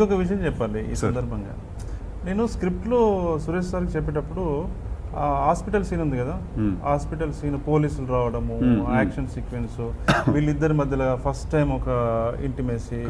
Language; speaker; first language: Telugu; native; Telugu